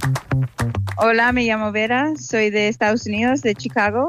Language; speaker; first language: Spanish; non-native, fluent; English